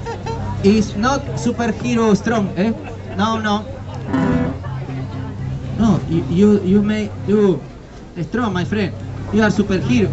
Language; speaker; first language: English; non-native, learner; Spanish